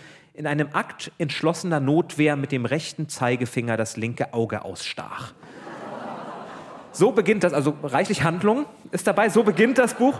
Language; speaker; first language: German; native; German